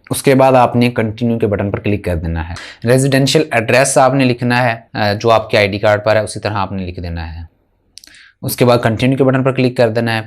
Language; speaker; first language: Urdu; native; Urdu